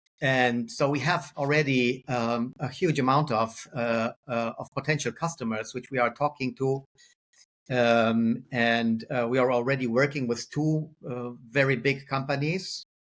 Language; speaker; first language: English; non-native, fluent; German